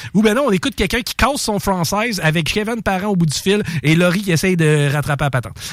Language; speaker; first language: French; non-native, local second language; English